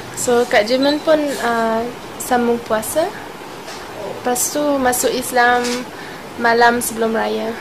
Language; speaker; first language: Malay; non-native, fluent; German